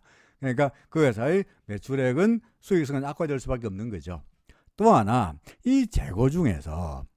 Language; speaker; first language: Korean; native; Korean